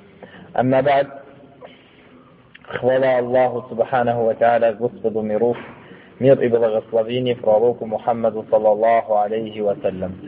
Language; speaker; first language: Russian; non-native, fluent; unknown